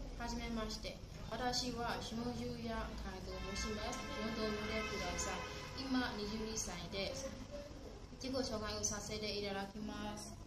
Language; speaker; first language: Japanese; non-native, learner; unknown